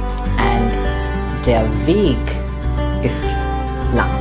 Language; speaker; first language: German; non-native, fluent; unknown